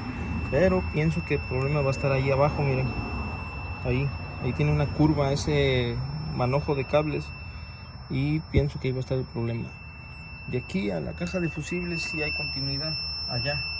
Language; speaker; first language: Spanish; native; Spanish